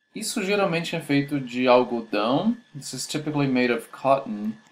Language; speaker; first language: Portuguese; native; Portuguese